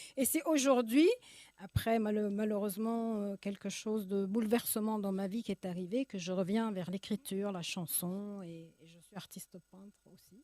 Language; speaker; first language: French; early bilingual, other home language; Arabic